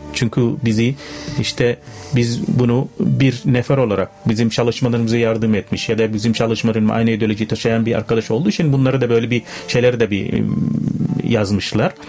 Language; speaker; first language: Turkish; non-native, fluent; Arabic